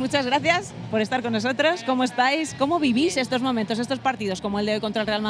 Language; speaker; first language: Spanish; native; Spanish